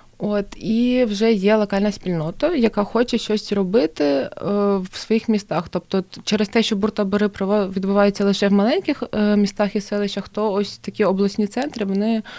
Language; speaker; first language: Ukrainian; non-native, local second language; Russian